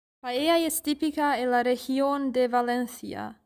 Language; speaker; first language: Spanish; non-native, learner; German